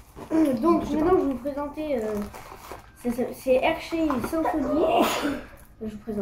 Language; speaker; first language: French; native; French